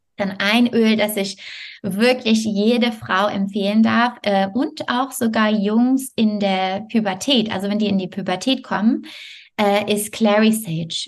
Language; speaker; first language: German; non-native, fluent; French